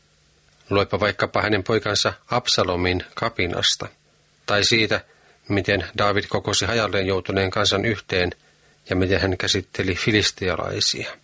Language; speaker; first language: Finnish; native; Finnish